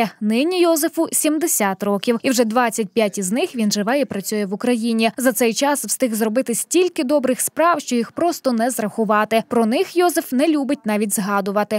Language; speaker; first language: Ukrainian; native; Ukrainian